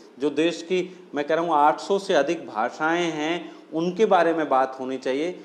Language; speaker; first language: Hindi; non-native, local second language; Rajasthani